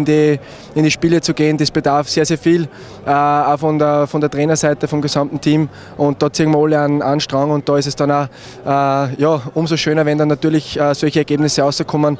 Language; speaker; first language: German; native; German